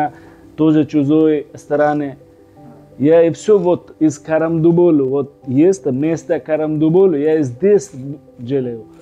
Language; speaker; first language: Russian; non-native, learner; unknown